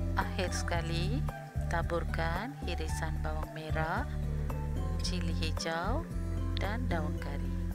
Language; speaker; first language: Malay; non-native, local second language; Tamil